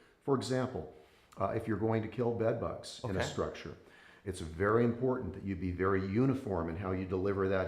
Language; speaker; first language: English; native; English